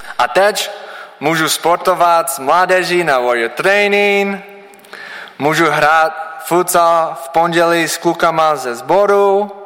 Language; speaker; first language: Czech; non-native, learner; English